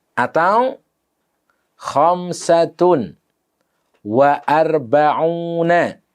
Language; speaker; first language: Arabic; non-native, fluent; Indonesian